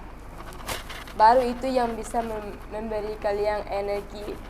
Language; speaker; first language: Indonesian; non-native, learner; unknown